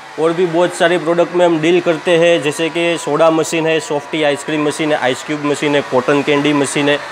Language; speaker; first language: Hindi; non-native, local second language; Gujarati